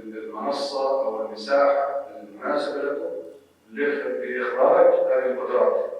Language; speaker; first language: Arabic; native; Arabic